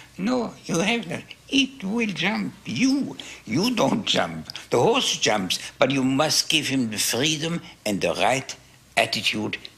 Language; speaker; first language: English; non-native, fluent; German